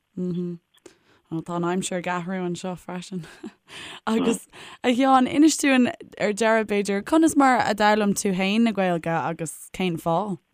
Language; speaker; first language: Irish; native; Irish